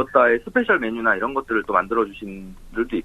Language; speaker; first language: Korean; native; Korean